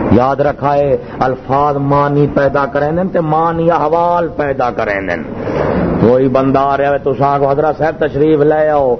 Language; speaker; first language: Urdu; non-native, local second language; Punjabi